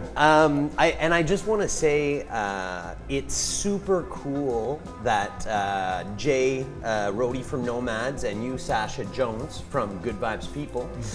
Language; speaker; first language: English; native; English